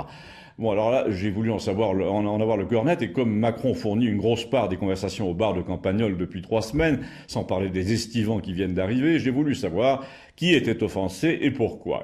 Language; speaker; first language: French; native; French